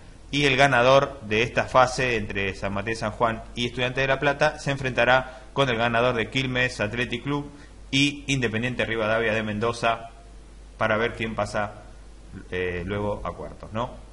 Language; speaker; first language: Spanish; native; Spanish